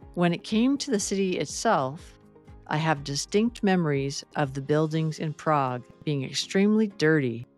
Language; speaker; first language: English; native; English